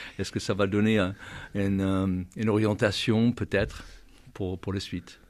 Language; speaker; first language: French; non-native, fluent; English